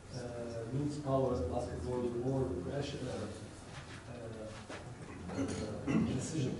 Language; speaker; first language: English; non-native, learner; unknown